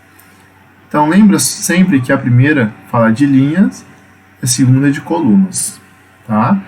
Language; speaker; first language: Portuguese; native; Portuguese